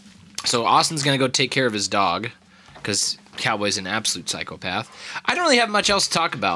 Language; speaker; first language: English; native; English